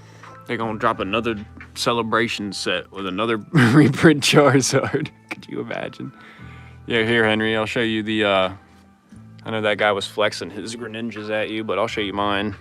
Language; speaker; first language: English; native; English